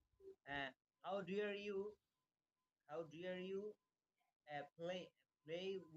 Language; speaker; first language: English; non-native, learner; Bangla